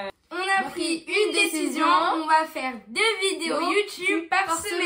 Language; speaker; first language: French; native; French